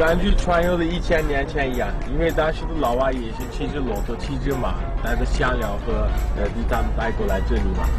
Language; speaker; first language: Chinese; non-native, fluent; Turkish